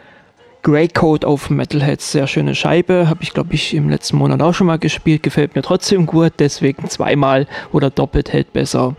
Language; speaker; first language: German; native; German